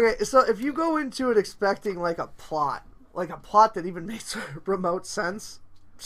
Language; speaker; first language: English; native; English